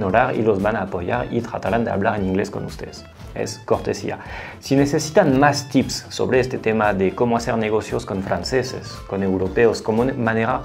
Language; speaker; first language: Spanish; non-native, fluent; French